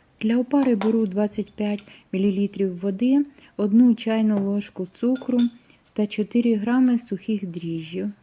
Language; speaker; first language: Ukrainian; native; Ukrainian